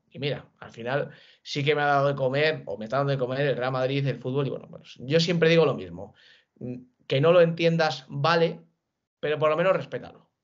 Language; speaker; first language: Spanish; native; Spanish